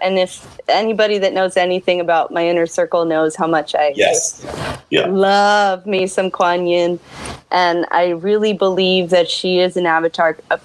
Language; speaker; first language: English; native; English